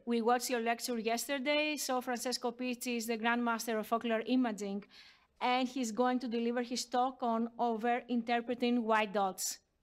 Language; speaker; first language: English; non-native, fluent; Greek